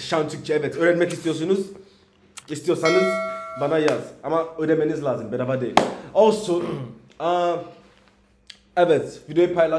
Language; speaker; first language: Turkish; non-native, learner; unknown